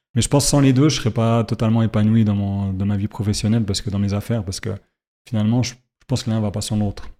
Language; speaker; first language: French; native; French